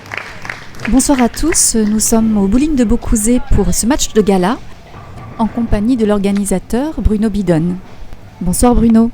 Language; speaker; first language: French; native; French